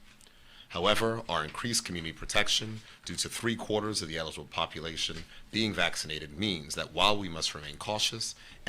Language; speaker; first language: English; native; English